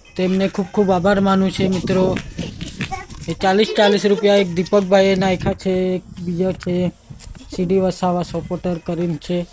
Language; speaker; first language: Gujarati; non-native, local second language; Vasavi